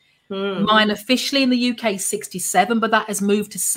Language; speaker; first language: English; native; English